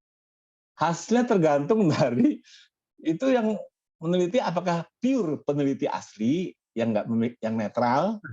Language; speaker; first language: Malay; native; Malay